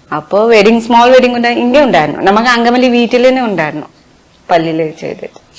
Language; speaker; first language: Malayalam; non-native, learner; Nepali